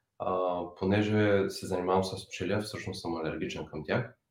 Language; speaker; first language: Bulgarian; native; Bulgarian